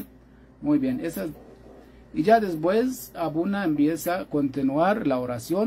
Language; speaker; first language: Spanish; non-native, fluent; Arabic